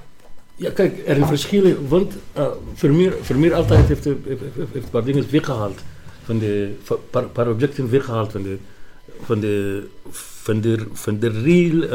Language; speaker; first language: Dutch; non-native, learner; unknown